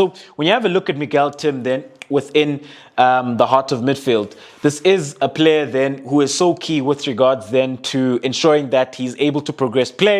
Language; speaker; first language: English; non-native, local second language; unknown